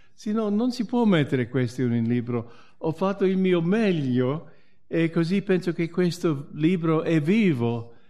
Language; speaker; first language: Italian; non-native, fluent; English